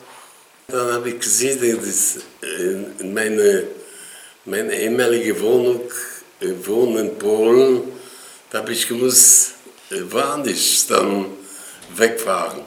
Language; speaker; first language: German; non-native, learner; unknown